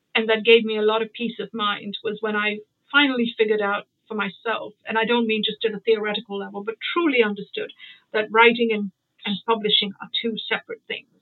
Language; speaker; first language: English; non-native, local second language; Gujarati